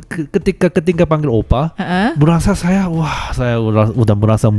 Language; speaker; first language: Indonesian; non-native, fluent; Korean